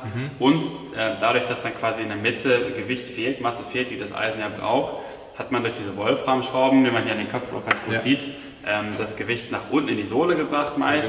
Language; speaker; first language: German; native; German